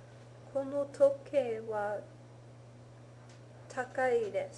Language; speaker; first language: Japanese; non-native, learner; English